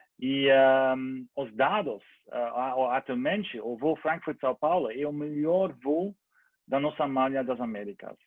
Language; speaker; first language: Portuguese; non-native, learner; German